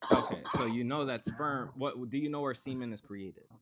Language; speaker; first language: English; native; English